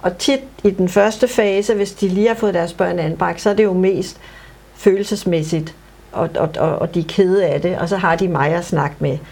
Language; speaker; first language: Danish; native; Danish